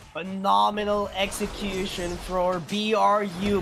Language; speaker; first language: English; non-native, local second language; Filipino